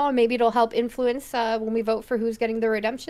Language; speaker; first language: English; native; English